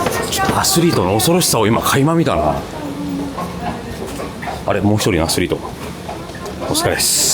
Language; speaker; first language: Japanese; native; Japanese